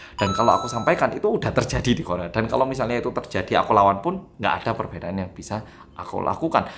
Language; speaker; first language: Indonesian; non-native, fluent; Korean